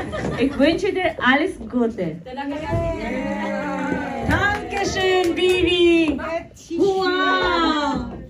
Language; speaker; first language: German; non-native, fluent; Filipino